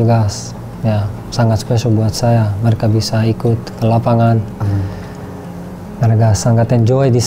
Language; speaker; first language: Indonesian; non-native, learner; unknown